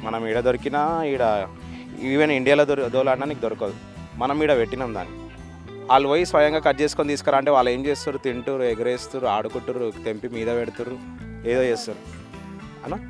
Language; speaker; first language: Telugu; native; Telugu